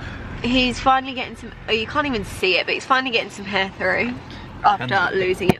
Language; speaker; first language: English; native; English